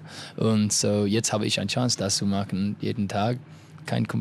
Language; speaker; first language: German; non-native, learner; English